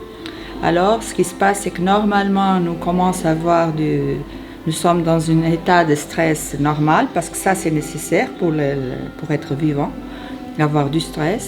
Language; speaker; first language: French; non-native, fluent; Portuguese